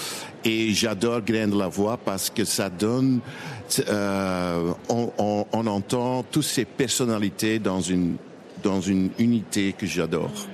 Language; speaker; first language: French; non-native, local second language; Dutch